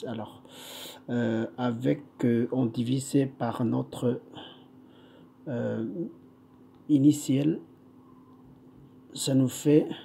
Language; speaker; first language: French; non-native, fluent; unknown